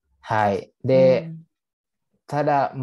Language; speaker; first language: Japanese; non-native, fluent; Indonesian